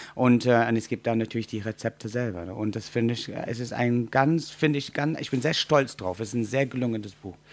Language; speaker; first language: German; non-native, fluent; English